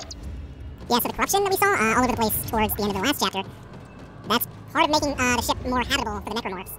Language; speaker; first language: English; native; English